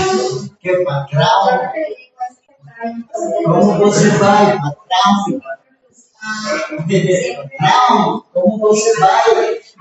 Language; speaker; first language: Portuguese; non-native, learner; Spanish